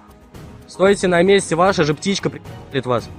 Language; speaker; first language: Russian; native; Russian